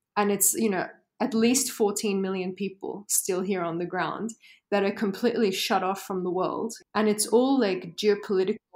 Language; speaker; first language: English; native; English